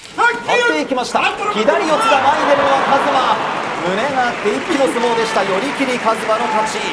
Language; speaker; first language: Japanese; native; Japanese